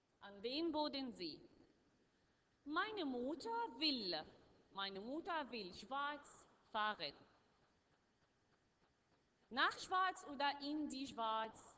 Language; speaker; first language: German; non-native, learner; Arabic